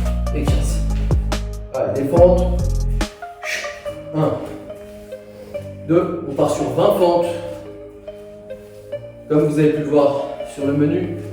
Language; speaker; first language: French; native; French